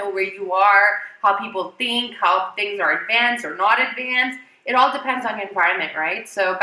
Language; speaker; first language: English; non-native, local second language; Urdu